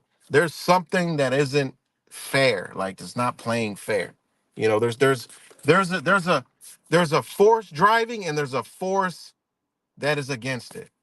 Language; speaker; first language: English; native; English